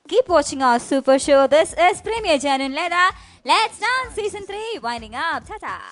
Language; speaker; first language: Malayalam; native; Malayalam